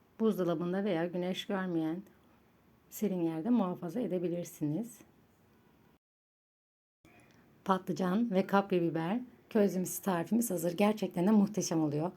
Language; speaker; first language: Turkish; native; Turkish